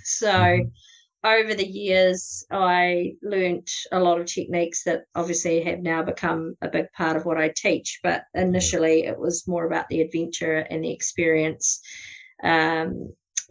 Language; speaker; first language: English; native; English